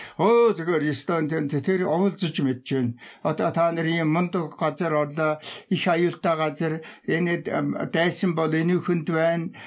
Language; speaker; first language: Mongolian; non-native, local second language; Tuvinian